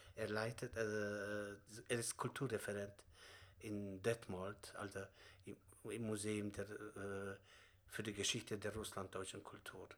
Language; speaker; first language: German; non-native, fluent; Russian